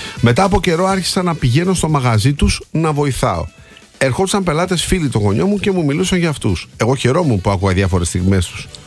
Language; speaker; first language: Greek; native; Greek